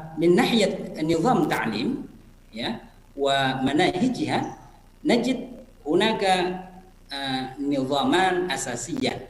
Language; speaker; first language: Arabic; non-native, fluent; Indonesian